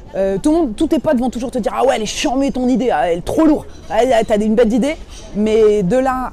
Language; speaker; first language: French; native; French